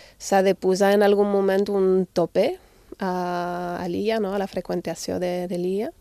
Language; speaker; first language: Catalan; non-native, fluent; German